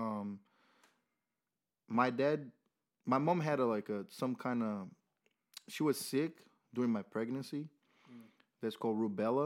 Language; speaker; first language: English; non-native, fluent; Portuguese